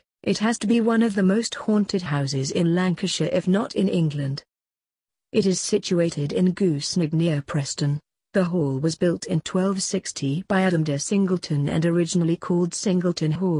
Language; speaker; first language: English; native; English